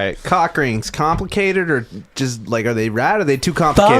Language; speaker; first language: English; native; English